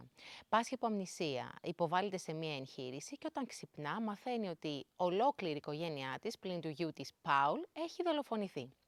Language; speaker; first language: Greek; native; Greek